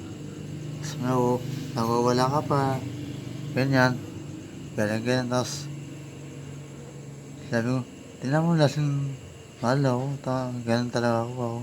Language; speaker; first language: Filipino; non-native, local second language; Cebuano